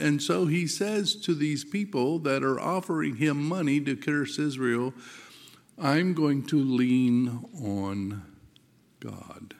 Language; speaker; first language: English; native; English